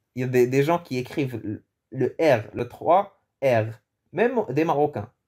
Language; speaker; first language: French; early bilingual, other home language; Arabic